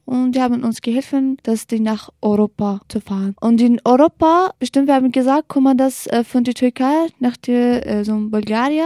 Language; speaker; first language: German; non-native, learner; Kurdish